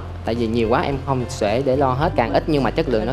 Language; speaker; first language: Vietnamese; native; Vietnamese